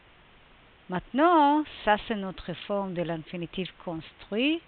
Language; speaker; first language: French; non-native, fluent; Hebrew